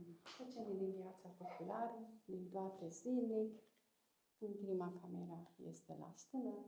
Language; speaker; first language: Romanian; non-native, local second language; Hungarian